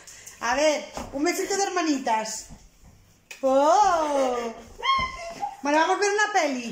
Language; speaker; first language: Spanish; native; Spanish